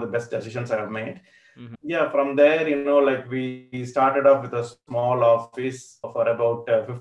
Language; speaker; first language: English; non-native, local second language; Tamil